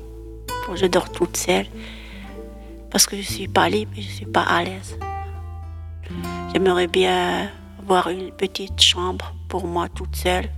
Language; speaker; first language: French; non-native, learner; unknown